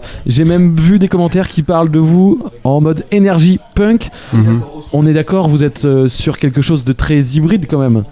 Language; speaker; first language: French; native; French